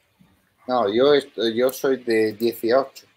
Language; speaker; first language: Spanish; non-native, fluent; Italian